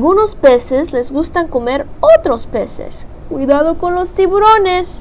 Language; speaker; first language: Spanish; early bilingual, heritage; Spanish